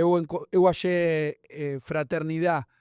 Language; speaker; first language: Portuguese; non-native, learner; Spanish